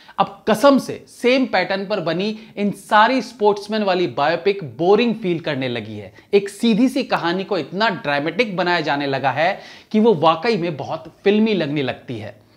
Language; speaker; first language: Hindi; native; Hindi